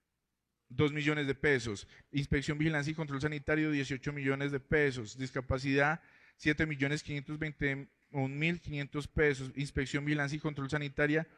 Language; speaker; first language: Spanish; native; Spanish